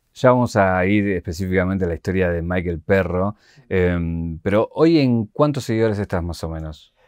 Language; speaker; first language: Spanish; native; Spanish